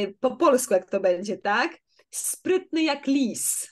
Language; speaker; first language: Polish; native; Polish